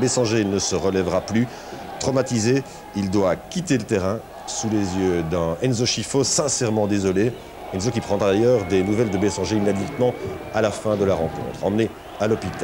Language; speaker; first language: French; native; French